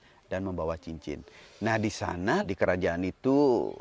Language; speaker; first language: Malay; non-native, local second language; Balinese